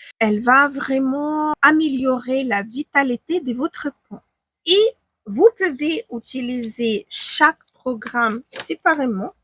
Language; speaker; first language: French; non-native, fluent; Ukrainian